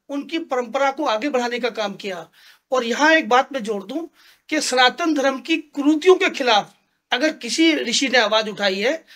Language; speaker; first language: Hindi; native; Hindi